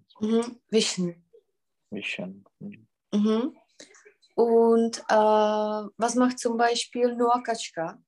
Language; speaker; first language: German; non-native, fluent; Czech